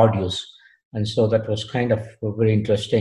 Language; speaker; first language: English; non-native, local second language; Kannada